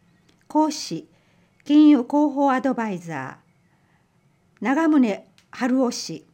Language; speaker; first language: Japanese; native; Japanese